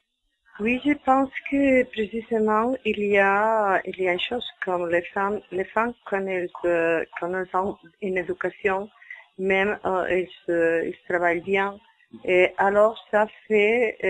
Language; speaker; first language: French; non-native, fluent; Spanish